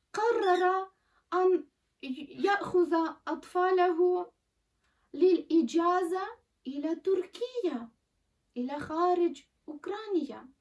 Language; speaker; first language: Arabic; non-native, fluent; Ukrainian